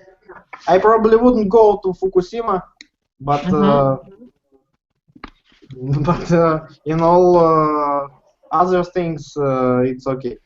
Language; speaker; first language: English; non-native, learner; Russian